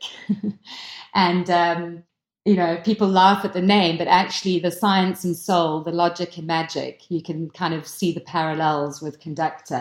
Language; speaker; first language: English; native; English